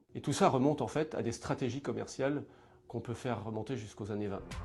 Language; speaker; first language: French; native; French